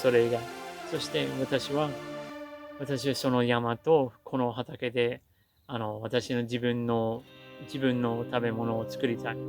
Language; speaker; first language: Japanese; non-native, learner; English